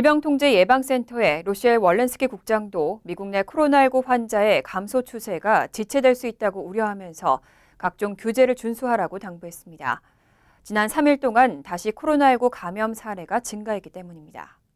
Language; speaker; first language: Korean; native; Korean